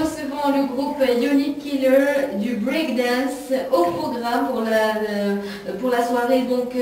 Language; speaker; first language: French; non-native, local second language; Arabic